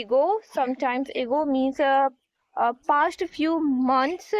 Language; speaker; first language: English; non-native, learner; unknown